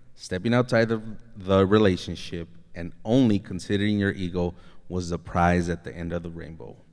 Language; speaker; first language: English; native; English